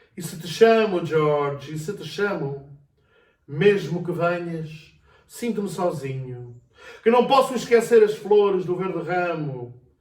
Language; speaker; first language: Portuguese; native; Portuguese